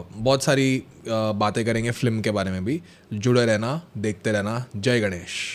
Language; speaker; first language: Hindi; non-native, local second language; Marathi